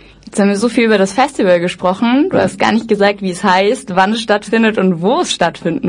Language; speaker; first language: German; native; German